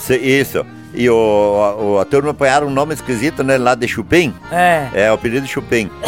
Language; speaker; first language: Portuguese; native; Portuguese